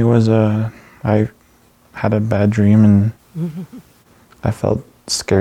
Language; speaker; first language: English; native; English